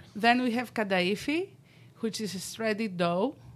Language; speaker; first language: English; non-native, fluent; Greek